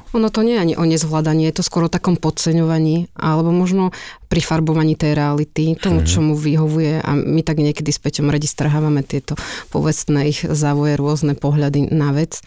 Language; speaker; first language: Slovak; native; Slovak